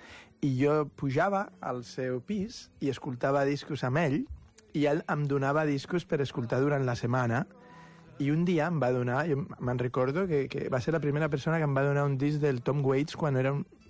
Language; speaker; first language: Catalan; non-native, local second language; Spanish